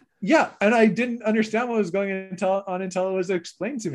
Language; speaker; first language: English; native; English